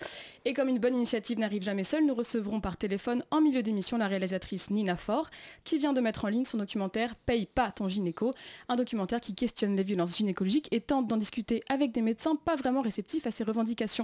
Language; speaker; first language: French; native; French